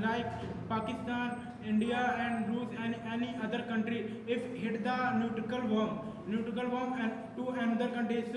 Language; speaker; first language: English; non-native, learner; Hindi